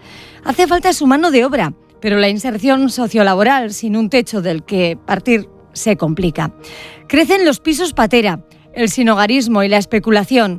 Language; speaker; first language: Spanish; native; Spanish